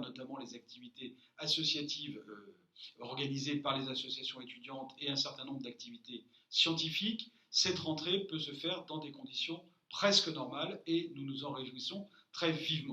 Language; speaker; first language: French; native; French